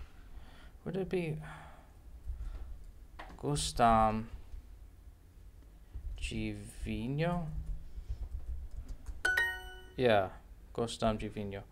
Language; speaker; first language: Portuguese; non-native, learner; English